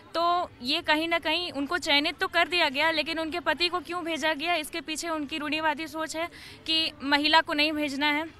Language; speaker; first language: Hindi; native; Hindi